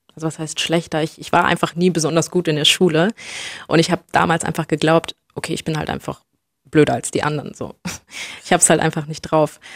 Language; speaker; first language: German; native; German